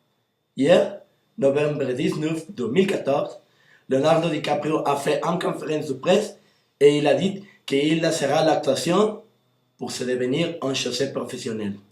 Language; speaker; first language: French; non-native, learner; Spanish